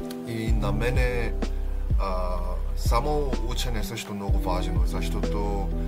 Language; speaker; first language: Bulgarian; non-native, learner; Korean